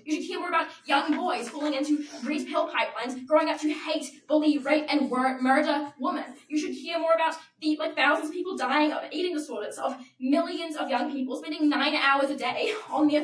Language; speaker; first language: English; native; English